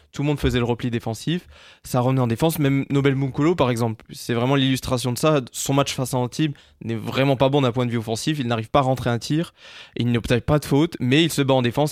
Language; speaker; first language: French; native; French